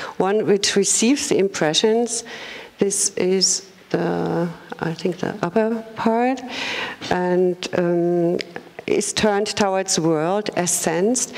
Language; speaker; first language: English; non-native, fluent; German